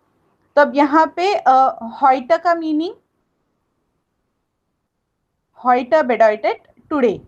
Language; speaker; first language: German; non-native, fluent; Hindi